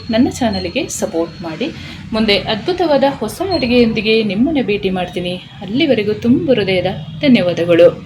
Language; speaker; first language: Kannada; non-native, local second language; Kodava